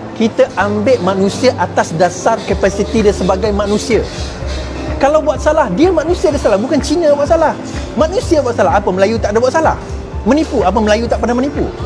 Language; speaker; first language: Malay; non-native, local second language; Chinese